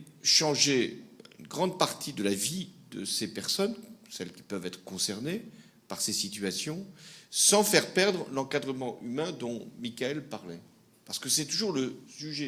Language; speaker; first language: French; native; French